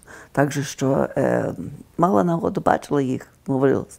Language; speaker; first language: Ukrainian; early bilingual, heritage; Ukrainian